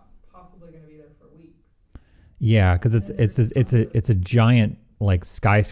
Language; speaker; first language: English; native; English